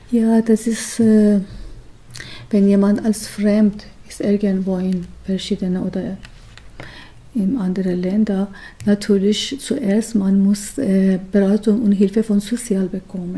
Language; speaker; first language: German; non-native, learner; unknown